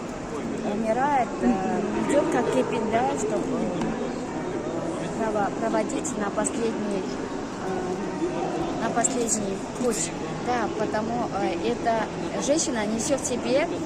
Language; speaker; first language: Russian; non-native, local second language; Kyrgyz